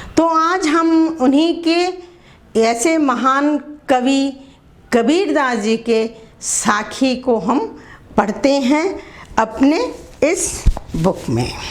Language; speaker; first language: Hindi; non-native, local second language; Telugu